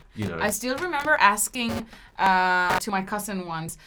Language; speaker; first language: English; non-native, fluent; Spanish